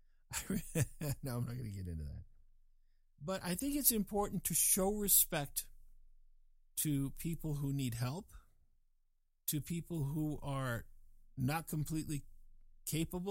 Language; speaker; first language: English; native; English